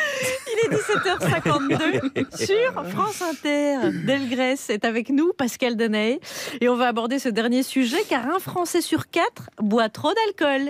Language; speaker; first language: French; native; French